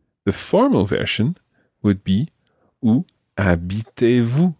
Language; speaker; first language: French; non-native, fluent; English